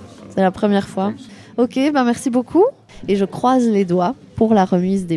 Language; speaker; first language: French; native; French